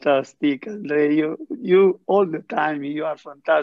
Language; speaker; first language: English; non-native, fluent; Italian